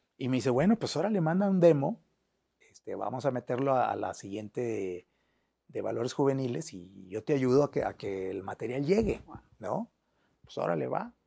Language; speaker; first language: Spanish; native; Spanish